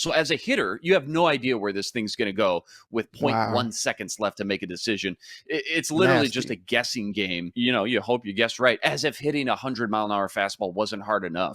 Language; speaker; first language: English; native; English